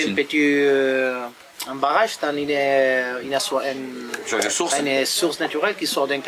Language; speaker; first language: French; non-native, learner; Spanish